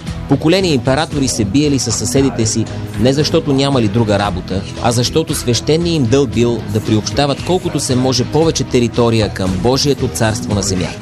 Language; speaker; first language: Bulgarian; native; Bulgarian